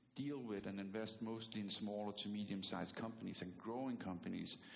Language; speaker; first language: English; non-native, fluent; Danish